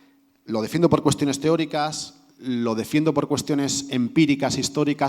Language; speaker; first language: Spanish; native; Spanish